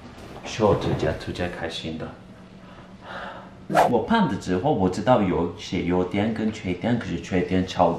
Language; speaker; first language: Chinese; non-native, learner; Turkish